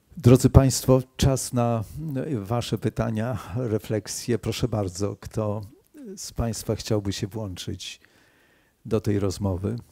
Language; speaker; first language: Polish; native; Polish